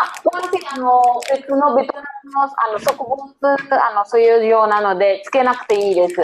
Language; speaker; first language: Japanese; non-native, learner; Vietnamese